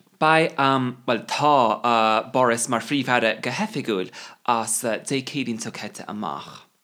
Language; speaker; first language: Irish; non-native, local second language; English